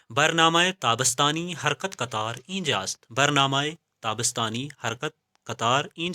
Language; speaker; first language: Persian; non-native, fluent; Urdu